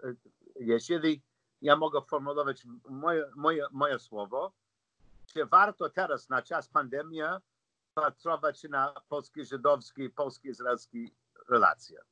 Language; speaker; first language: Polish; non-native, learner; English